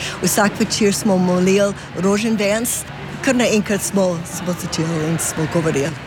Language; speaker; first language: Slovenian; early bilingual, heritage; Slovenian